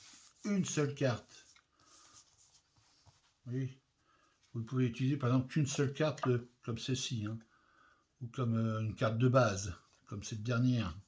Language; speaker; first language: French; native; French